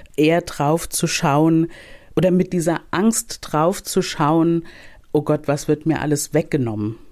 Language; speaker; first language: German; native; German